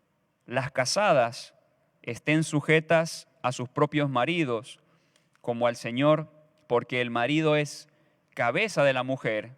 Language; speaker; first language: Spanish; native; Spanish